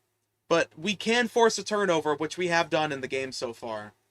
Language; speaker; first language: English; native; English